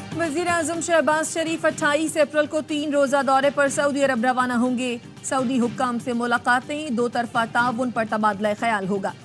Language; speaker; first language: Urdu; native; Urdu